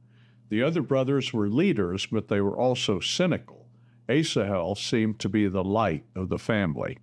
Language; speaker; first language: English; native; English